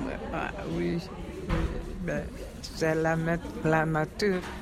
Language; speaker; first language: French; non-native, fluent; Hungarian